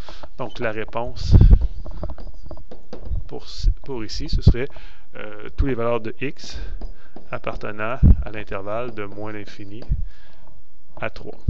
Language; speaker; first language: French; native; French